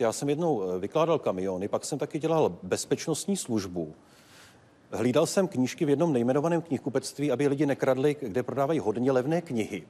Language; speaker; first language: Czech; native; Czech